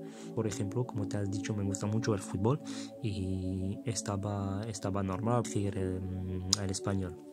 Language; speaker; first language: Spanish; non-native, fluent; French